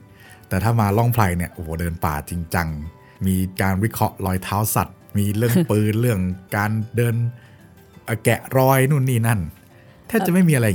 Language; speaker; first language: Thai; native; Thai